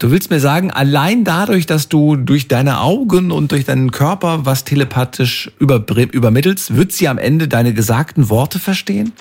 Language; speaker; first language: German; native; German